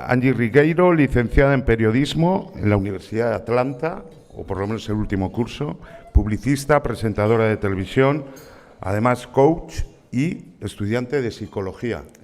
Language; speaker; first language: Spanish; native; Spanish